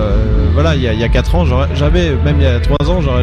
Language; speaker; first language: French; native; French